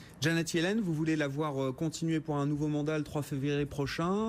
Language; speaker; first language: French; native; French